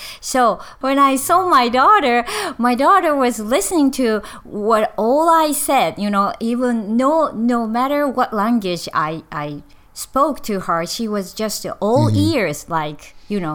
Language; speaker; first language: English; non-native, learner; Japanese